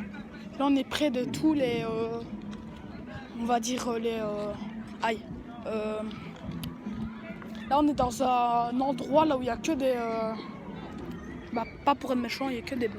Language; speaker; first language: French; native; French